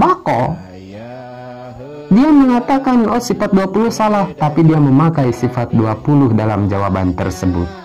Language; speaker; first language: Indonesian; non-native, local second language; Sundanese